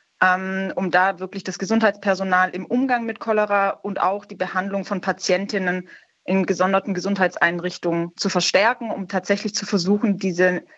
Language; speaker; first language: German; native; German